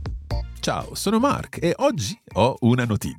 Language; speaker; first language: Italian; non-native, fluent; English